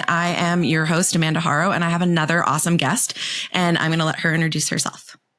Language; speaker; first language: English; native; English